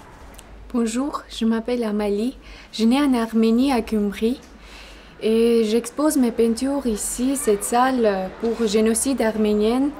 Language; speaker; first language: French; non-native, learner; Armenian